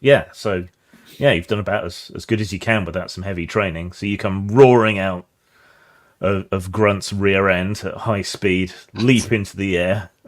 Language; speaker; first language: English; native; English